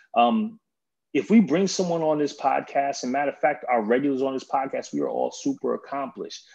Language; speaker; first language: English; native; English